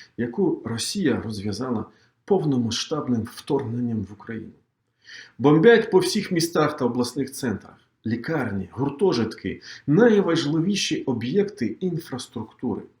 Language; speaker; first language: Ukrainian; non-native, local second language; Crimean Tatar